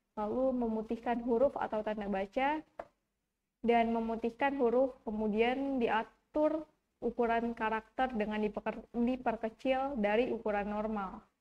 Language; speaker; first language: Indonesian; native; Indonesian